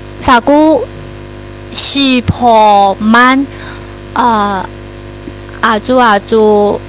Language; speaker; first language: Korean; non-native, learner; Chinese